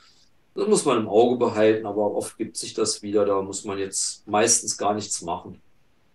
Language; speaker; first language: German; native; German